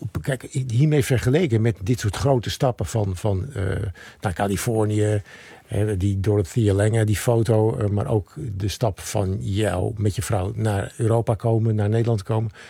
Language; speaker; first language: Dutch; native; Dutch